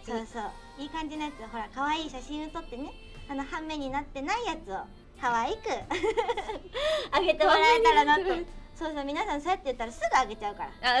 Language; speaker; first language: Japanese; native; Japanese